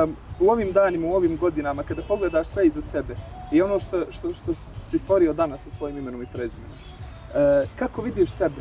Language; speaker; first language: Serbian; native; Serbian